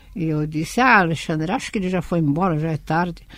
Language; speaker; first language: Portuguese; early bilingual, other home language; Russian